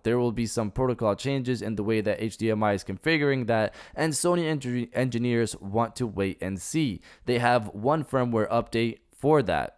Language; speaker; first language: English; native; English